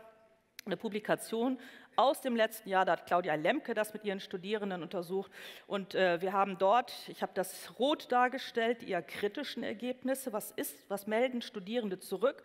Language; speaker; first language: German; native; German